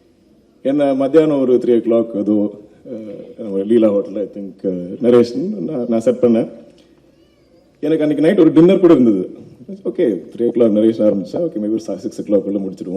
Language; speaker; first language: Tamil; non-native, local second language; Malayalam